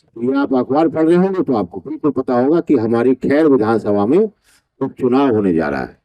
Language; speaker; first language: Hindi; native; Hindi